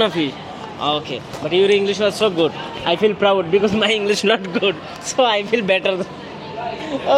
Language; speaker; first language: English; non-native, learner; Bangla